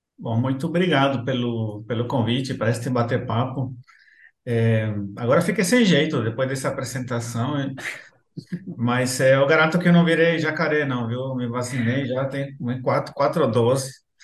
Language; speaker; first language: Portuguese; non-native, fluent; Spanish